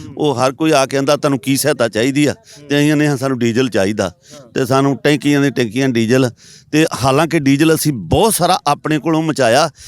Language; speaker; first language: Punjabi; native; Punjabi